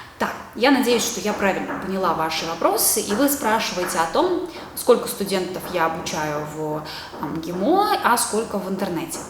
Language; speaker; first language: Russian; native; Russian